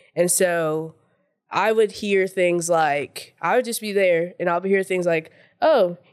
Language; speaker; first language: English; early bilingual, other home language; Haitian Creole